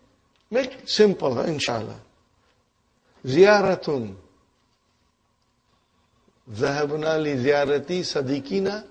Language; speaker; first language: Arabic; non-native, fluent; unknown